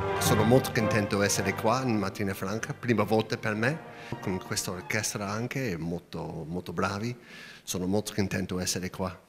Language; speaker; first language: Italian; non-native, learner; English